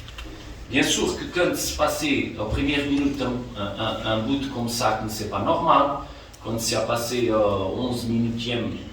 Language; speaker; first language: French; non-native, fluent; Portuguese